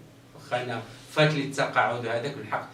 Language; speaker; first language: Arabic; native; Arabic